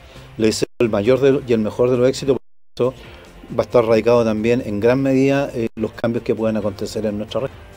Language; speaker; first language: Spanish; native; Spanish